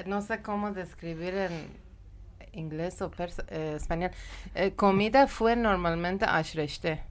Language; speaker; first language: Spanish; non-native, learner; Persian